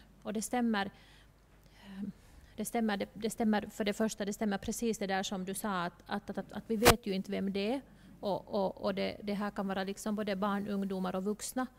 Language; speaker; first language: Swedish; non-native, local second language; Finnish